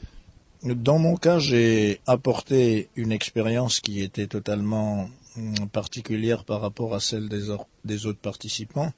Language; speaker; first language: French; non-native, local second language; Lingala